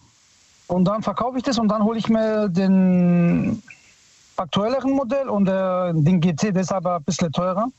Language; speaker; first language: German; early bilingual, other home language; Italian